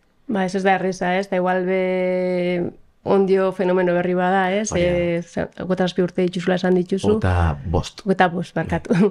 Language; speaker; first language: Basque; native; Basque